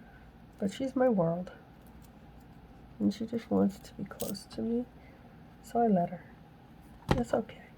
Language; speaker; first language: English; native; English